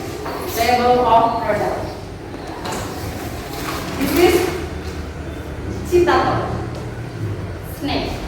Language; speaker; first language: English; non-native, learner; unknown